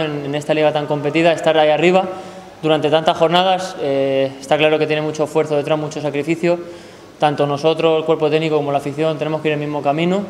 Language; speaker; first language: Spanish; native; Spanish